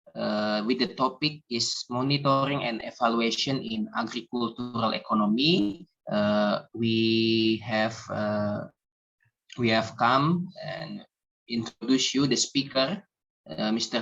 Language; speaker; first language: English; non-native, learner; Indonesian